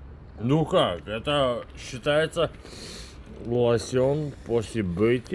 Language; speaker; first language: Russian; native; Russian